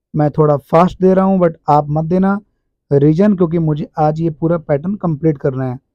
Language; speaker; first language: Hindi; native; Hindi